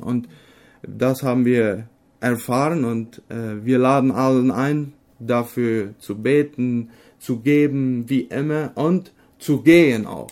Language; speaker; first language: German; non-native, local second language; Low German